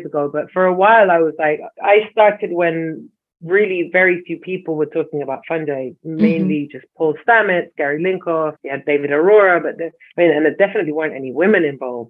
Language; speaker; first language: English; native; English